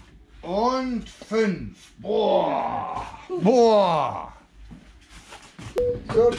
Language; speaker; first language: German; native; German